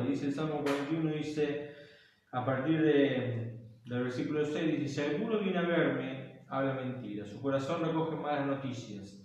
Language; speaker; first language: Spanish; native; Spanish